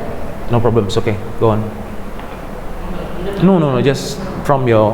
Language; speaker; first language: English; non-native, fluent; Indonesian